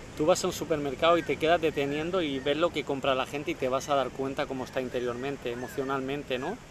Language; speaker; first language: Spanish; native; Spanish